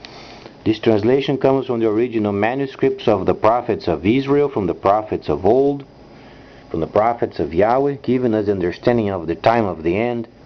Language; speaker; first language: English; non-native, fluent; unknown